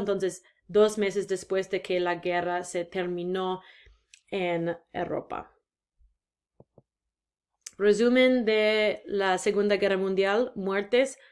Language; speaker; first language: Spanish; non-native, fluent; English